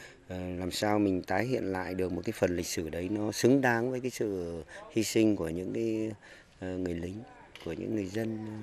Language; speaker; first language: Vietnamese; native; Vietnamese